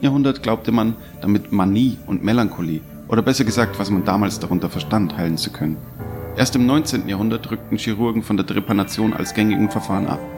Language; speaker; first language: German; native; German